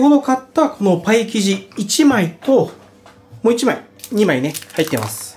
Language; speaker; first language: Japanese; native; Japanese